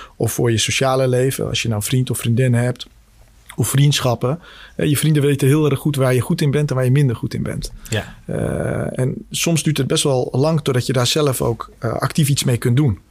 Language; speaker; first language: Dutch; early bilingual, other home language; Albanian